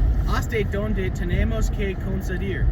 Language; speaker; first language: Spanish; non-native, learner; English